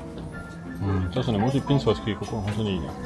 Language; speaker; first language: Japanese; non-native, learner; French